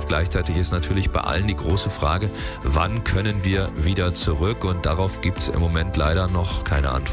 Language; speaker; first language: German; native; German